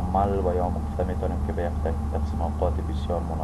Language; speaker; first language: Persian; native; Persian